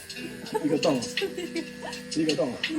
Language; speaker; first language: Chinese; native; Chinese